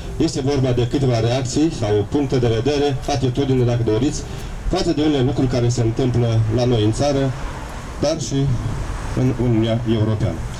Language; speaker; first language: Romanian; native; Romanian